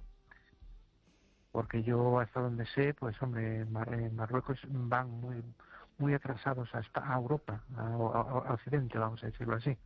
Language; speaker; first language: Spanish; native; Spanish